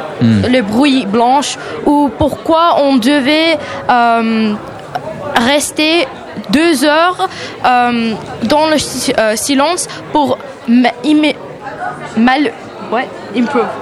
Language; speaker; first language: French; non-native, learner; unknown